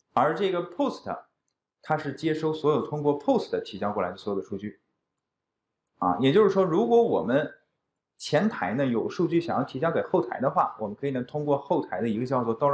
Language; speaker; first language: Chinese; native; Chinese